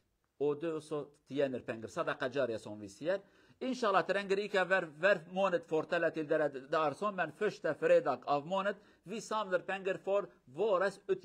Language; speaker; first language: Norwegian; non-native, local second language; Kurdish